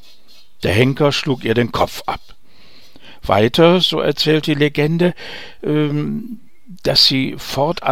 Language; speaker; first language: German; native; German